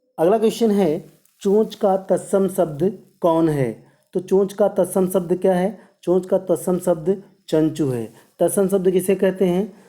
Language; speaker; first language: Hindi; native; Hindi